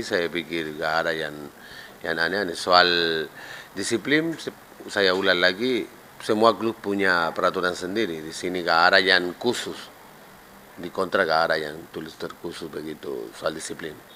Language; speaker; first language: Indonesian; non-native, fluent; Spanish